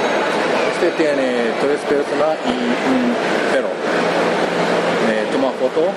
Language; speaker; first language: Spanish; non-native, learner; Japanese